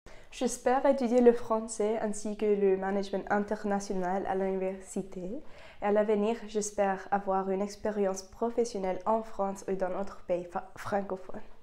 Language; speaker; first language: French; non-native, fluent; English